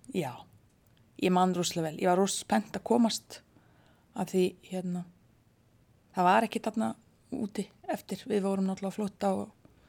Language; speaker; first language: Icelandic; non-native, fluent; Bosnian